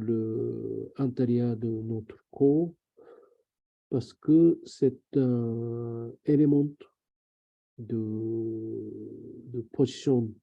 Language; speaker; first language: French; non-native, learner; Japanese